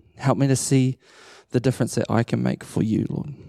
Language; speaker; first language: English; native; English